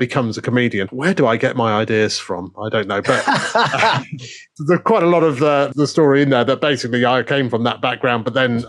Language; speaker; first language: English; native; English